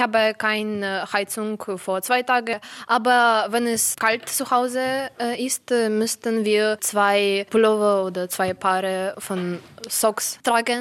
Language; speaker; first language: German; non-native, learner; Ukrainian